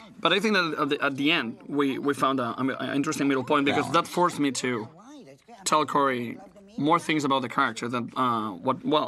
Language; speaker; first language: English; non-native, fluent; Spanish